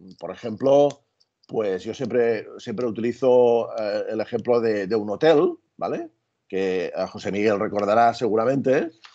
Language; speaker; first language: Spanish; native; Spanish